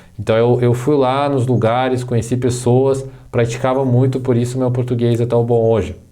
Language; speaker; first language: Portuguese; non-native, fluent; Russian